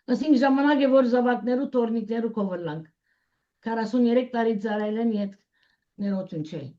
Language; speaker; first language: Armenian; early bilingual, heritage; Armenian